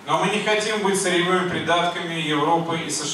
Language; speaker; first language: Russian; native; Russian